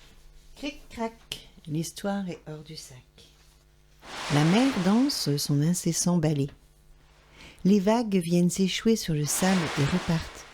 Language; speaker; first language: French; native; French